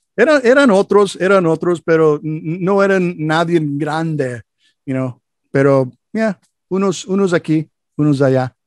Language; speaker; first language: Spanish; non-native, learner; English